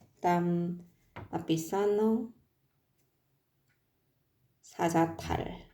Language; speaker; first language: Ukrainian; non-native, learner; Korean